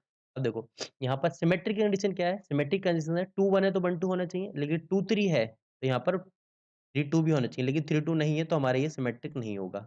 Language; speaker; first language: Hindi; native; Hindi